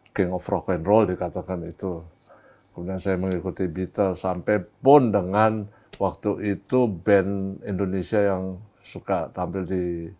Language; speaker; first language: Indonesian; native; Indonesian